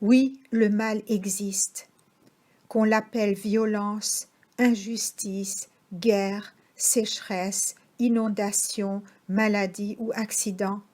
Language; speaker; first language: French; native; French